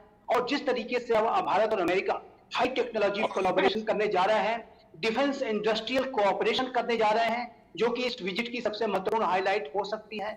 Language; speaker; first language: Hindi; native; Hindi